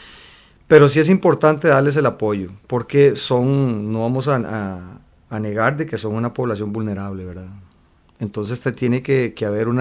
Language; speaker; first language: Spanish; native; Spanish